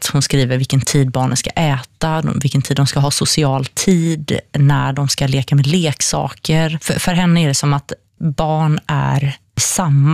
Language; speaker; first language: Swedish; native; Swedish